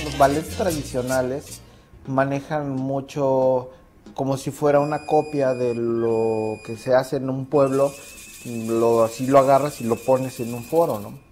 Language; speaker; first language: Spanish; native; Spanish